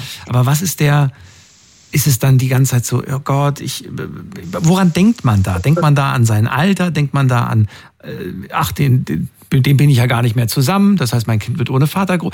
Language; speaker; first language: German; native; German